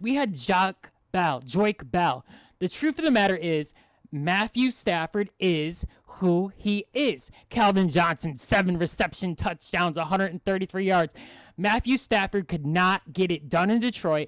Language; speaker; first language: English; native; English